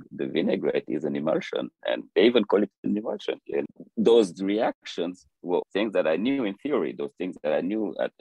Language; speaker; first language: English; non-native, fluent; French